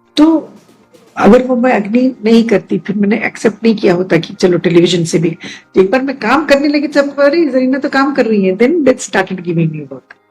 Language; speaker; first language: Hindi; native; Hindi